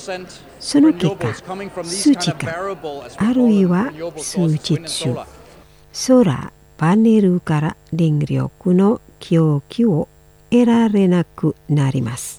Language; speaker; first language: Japanese; non-native, fluent; Indonesian